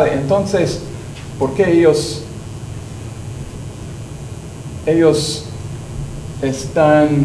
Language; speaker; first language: Spanish; non-native, learner; English